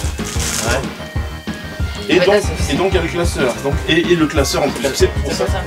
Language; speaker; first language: French; native; French